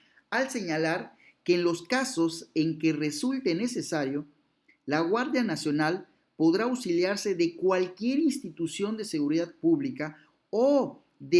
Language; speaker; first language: Spanish; native; Spanish